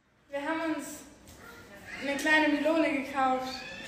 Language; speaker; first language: German; native; German